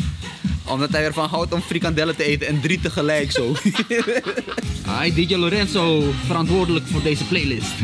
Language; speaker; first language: Dutch; native; Dutch